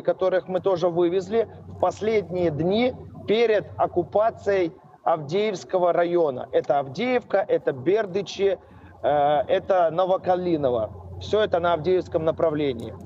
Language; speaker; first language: Russian; native; Russian